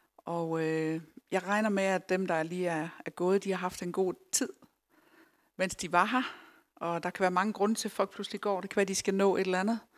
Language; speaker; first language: Danish; early bilingual, other home language; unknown